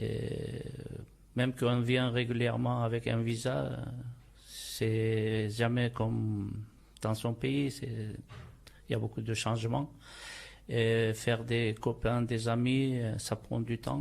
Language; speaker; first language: French; non-native, fluent; Turkish